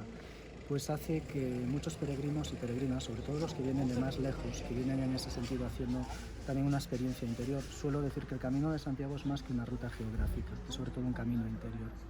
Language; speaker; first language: Spanish; native; Spanish